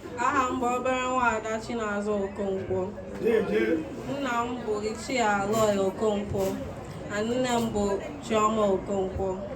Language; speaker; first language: Igbo; early bilingual, heritage; Igbo